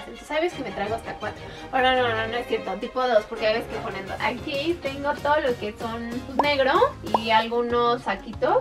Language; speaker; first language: Spanish; native; Spanish